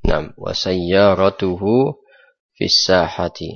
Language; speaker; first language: Arabic; non-native, fluent; Indonesian